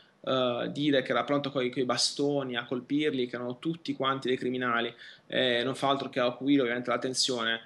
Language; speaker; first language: Italian; native; Italian